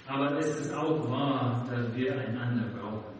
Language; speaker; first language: German; non-native, fluent; English